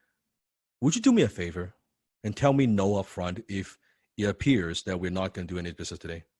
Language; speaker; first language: English; non-native, fluent; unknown